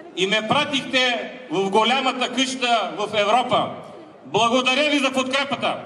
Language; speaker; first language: Bulgarian; non-native, local second language; Turkish